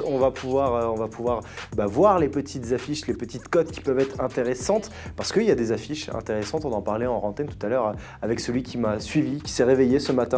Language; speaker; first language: French; native; French